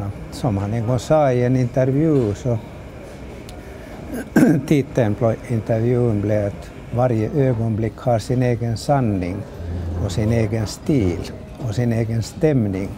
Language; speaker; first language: Swedish; native; Swedish